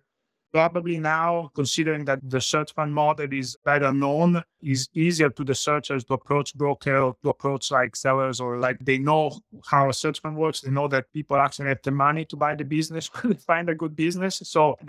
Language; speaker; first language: English; non-native, fluent; Italian